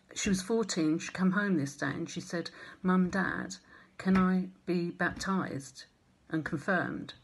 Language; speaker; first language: English; native; English